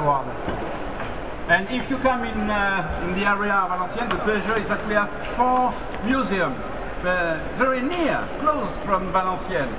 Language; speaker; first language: English; non-native, learner; French